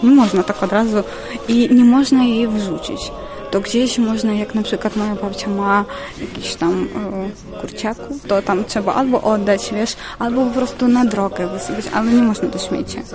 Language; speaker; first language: Polish; non-native, fluent; Ukrainian